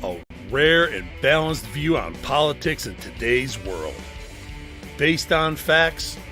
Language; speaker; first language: English; native; English